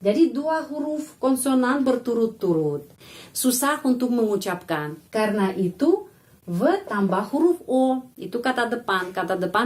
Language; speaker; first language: Indonesian; non-native, fluent; Russian